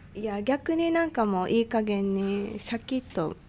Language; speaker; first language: Japanese; early bilingual, other home language; Portuguese